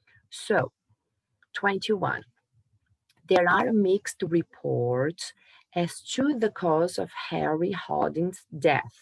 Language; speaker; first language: English; non-native, fluent; Portuguese